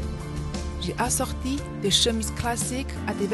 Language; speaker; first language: French; non-native, fluent; Chinese